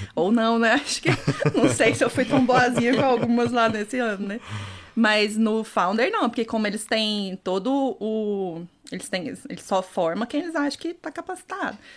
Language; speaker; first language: Portuguese; native; Portuguese